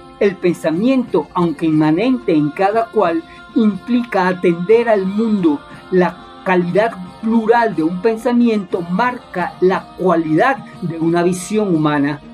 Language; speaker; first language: Spanish; native; Spanish